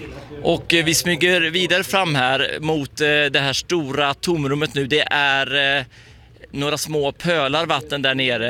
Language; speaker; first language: Swedish; native; Swedish